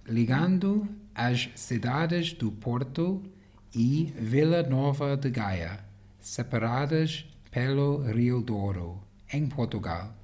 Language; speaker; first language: Portuguese; non-native, learner; English